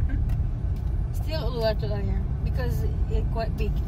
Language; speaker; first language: English; non-native, learner; Indonesian